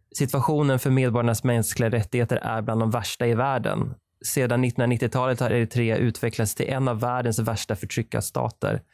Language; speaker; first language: Swedish; native; Swedish